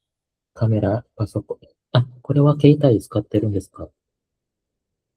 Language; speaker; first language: Japanese; non-native, fluent; Indonesian